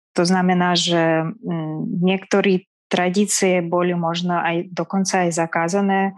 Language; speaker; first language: Slovak; non-native, fluent; Kazakh